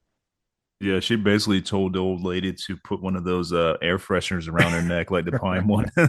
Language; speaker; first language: English; native; English